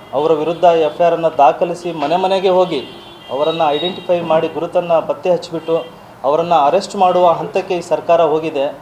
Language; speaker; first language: Kannada; non-native, local second language; Lambadi